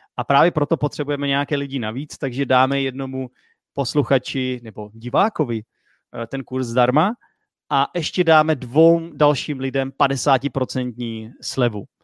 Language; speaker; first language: Czech; native; Czech